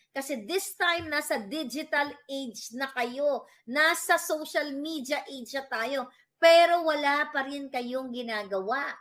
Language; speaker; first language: Filipino; non-native, local second language; Cebuano